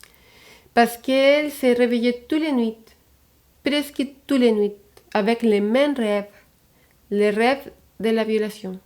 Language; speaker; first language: French; non-native, fluent; Spanish